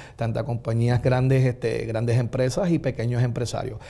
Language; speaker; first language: Spanish; native; Spanish